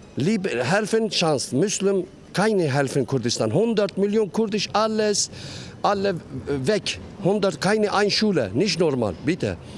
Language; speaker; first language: German; non-native, learner; Kurdish